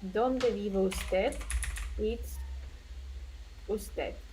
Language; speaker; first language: Spanish; non-native, learner; Russian